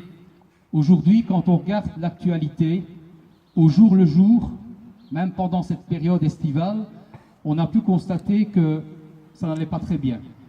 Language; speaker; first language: French; native; French